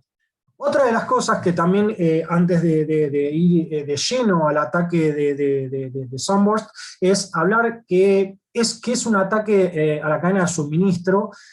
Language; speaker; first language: Spanish; native; Spanish